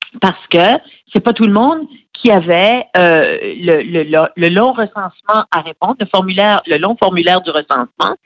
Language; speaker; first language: French; native; French